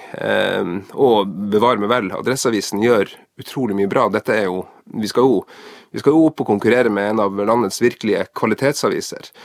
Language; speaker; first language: Norwegian; native; Norwegian